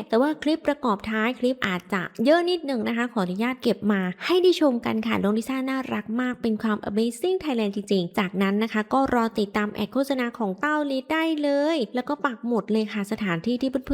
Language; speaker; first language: Thai; native; Thai